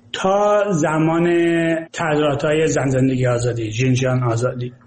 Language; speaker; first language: Persian; early bilingual, heritage; Persian